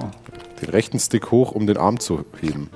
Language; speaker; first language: German; native; German